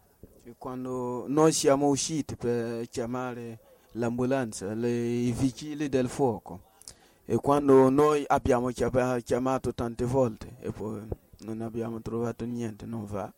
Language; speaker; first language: Italian; non-native, learner; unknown